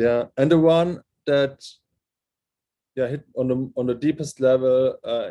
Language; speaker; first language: English; non-native, fluent; German